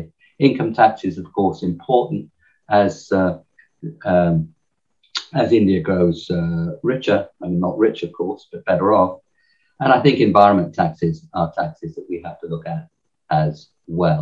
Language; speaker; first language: English; native; English